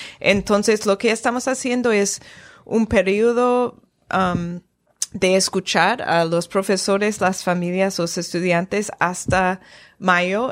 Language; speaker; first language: Spanish; non-native, fluent; English